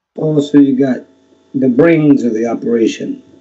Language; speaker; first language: English; native; English